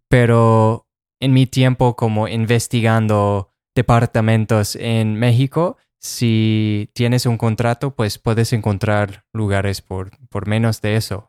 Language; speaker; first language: Spanish; non-native, fluent; English